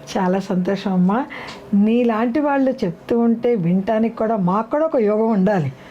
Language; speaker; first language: Telugu; native; Telugu